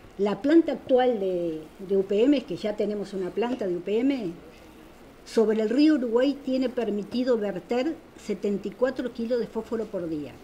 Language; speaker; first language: Spanish; native; Spanish